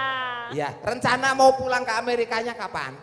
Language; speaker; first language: Indonesian; non-native, local second language; Javanese